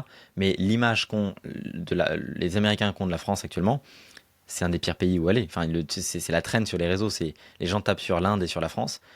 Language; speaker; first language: French; native; French